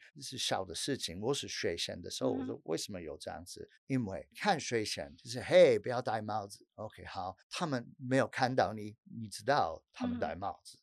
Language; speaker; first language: Chinese; non-native, fluent; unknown